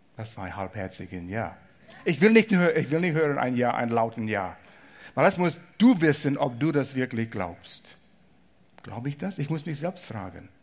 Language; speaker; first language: German; non-native, fluent; English